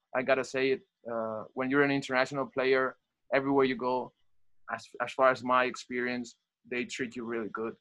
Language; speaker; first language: English; non-native, fluent; Spanish